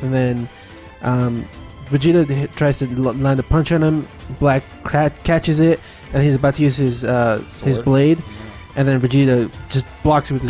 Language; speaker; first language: English; native; English